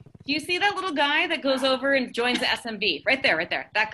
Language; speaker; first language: English; native; English